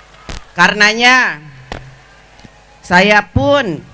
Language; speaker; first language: Indonesian; native; Indonesian